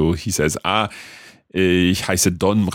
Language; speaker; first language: German; non-native, fluent; English